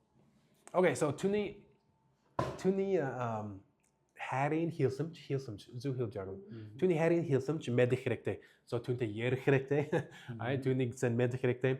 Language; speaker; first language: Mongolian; early bilingual, heritage; English